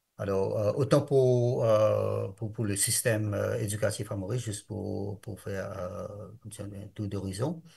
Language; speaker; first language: French; non-native, local second language; Morisyen